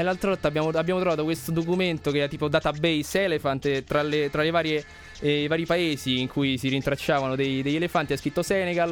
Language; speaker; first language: Italian; native; Italian